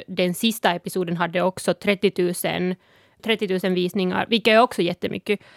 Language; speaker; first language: Swedish; non-native, fluent; Northern Sami